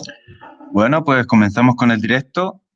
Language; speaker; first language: Spanish; native; Spanish